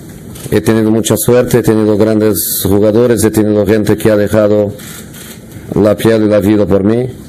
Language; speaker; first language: Spanish; non-native, fluent; Portuguese